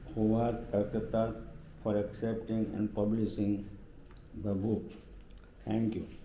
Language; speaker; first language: English; non-native, local second language; Gujarati